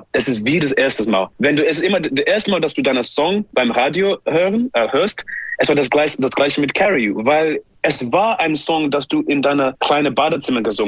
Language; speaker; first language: German; non-native, learner; English